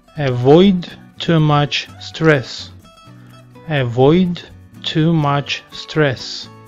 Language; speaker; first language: English; non-native, fluent; Russian